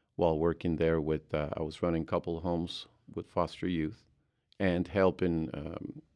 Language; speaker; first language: English; early bilingual, other home language; Spanish